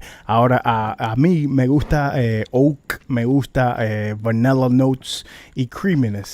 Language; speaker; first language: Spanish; early bilingual, heritage; Spanish